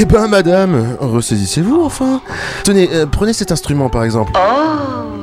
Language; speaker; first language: French; native; French